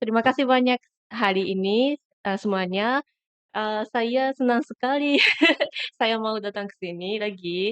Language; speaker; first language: Indonesian; non-native, learner; Japanese